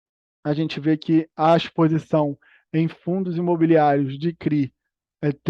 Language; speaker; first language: Portuguese; native; Portuguese